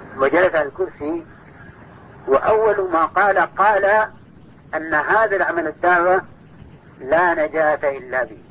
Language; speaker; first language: Arabic; non-native, fluent; Urdu